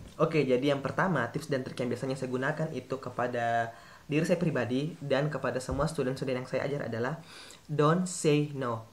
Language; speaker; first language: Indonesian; native; Indonesian